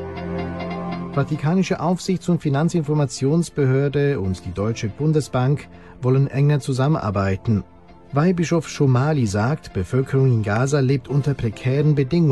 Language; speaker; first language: German; native; German